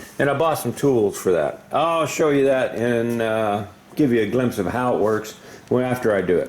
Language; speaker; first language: English; native; English